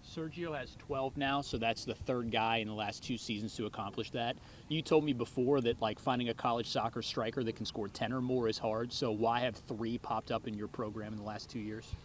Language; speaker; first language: English; native; English